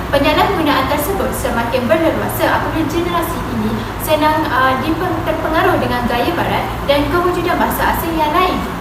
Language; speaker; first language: Malay; native; Malay